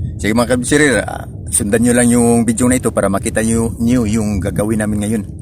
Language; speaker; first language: Filipino; non-native, local second language; Cebuano